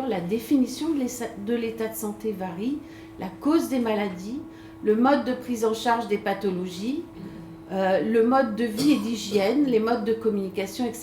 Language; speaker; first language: French; native; French